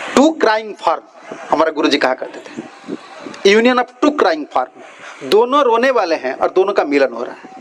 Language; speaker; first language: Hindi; non-native, local second language; Odia